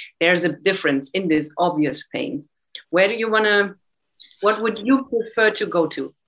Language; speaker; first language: English; non-native, fluent; German